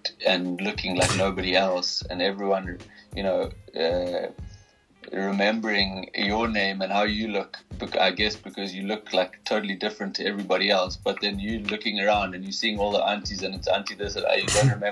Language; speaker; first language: English; native; English